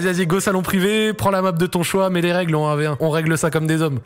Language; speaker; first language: French; native; French